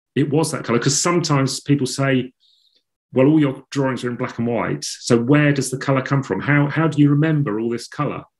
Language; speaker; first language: English; native; English